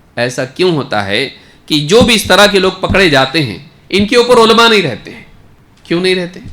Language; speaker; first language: Urdu; native; Urdu